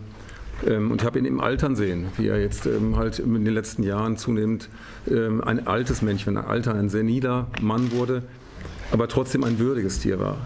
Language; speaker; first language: German; native; German